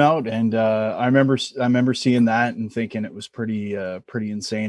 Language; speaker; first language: English; native; English